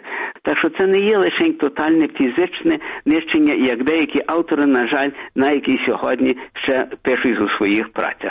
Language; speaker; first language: Ukrainian; early bilingual, heritage; Ukrainian